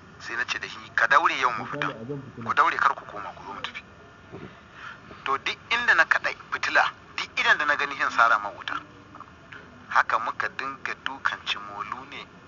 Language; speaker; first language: Hausa; native; Hausa